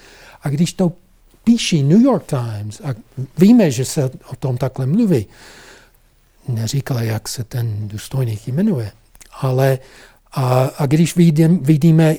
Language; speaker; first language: Czech; non-native, fluent; English